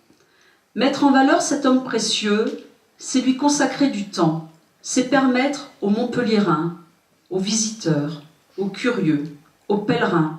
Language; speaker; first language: French; native; French